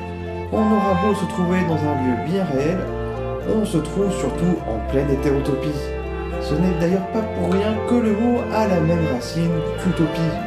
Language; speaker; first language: French; native; French